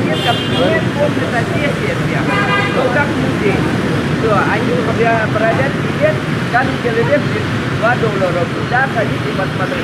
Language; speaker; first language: Russian; non-native, learner; Vietnamese